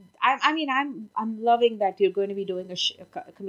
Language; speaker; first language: English; non-native, local second language; Tamil